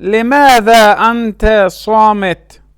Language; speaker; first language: Arabic; non-native, fluent; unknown